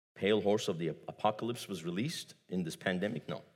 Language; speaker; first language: English; non-native, fluent; Turkish